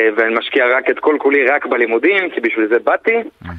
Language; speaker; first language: Hebrew; native; Hebrew